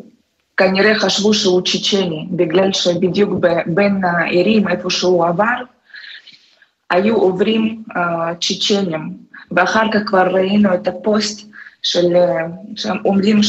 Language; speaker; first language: Hebrew; non-native, fluent; Russian